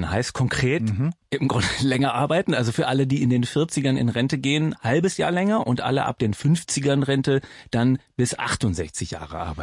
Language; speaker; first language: German; native; German